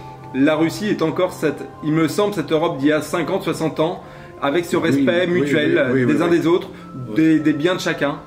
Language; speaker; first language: French; native; French